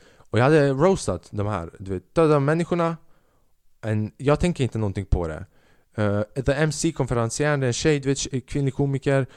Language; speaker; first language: Swedish; early bilingual, other home language; Albanian